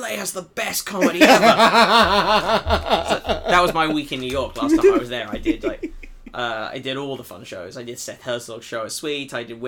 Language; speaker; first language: English; native; English